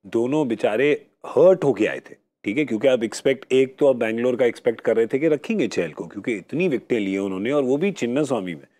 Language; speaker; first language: Hindi; native; Hindi